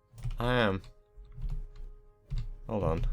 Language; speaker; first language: English; native; English